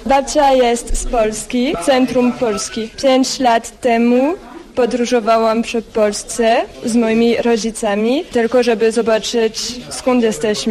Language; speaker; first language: Polish; non-native, learner; French